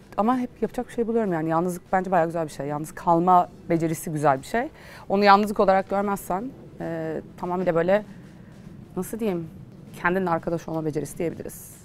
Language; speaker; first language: Turkish; native; Turkish